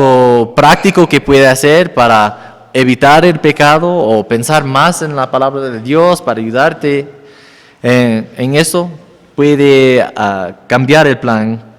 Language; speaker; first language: Spanish; non-native, fluent; English